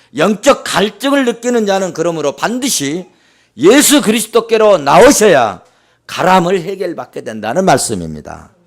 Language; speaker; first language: Korean; native; Korean